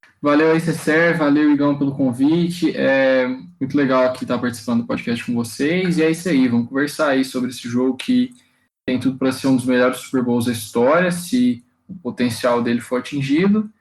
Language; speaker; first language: Portuguese; native; Portuguese